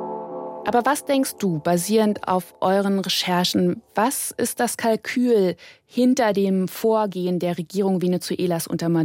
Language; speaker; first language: German; native; German